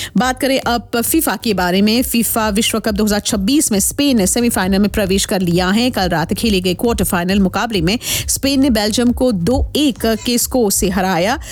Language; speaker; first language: Hindi; non-native, local second language; Morisyen